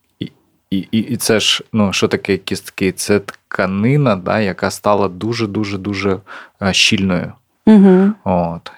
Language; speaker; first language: Ukrainian; non-native, local second language; Russian